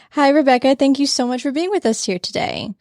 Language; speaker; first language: English; native; English